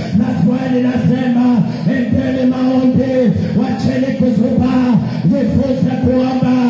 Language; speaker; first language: Swahili; non-native, local second language; Luyia